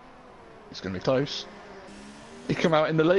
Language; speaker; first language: English; native; English